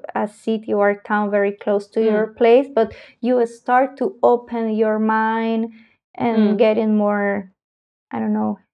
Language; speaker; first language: English; non-native, learner; Spanish